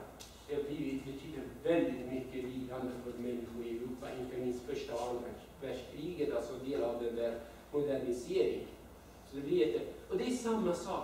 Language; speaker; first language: Swedish; non-native, fluent; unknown